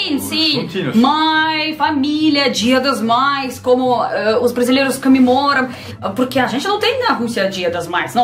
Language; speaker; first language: Portuguese; non-native, learner; Russian